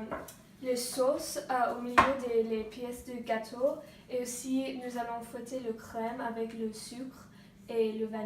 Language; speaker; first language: French; non-native, learner; English